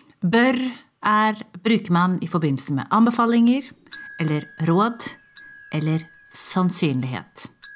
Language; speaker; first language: Norwegian; native; Norwegian